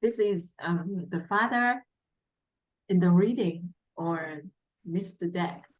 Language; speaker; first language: English; non-native, fluent; Vietnamese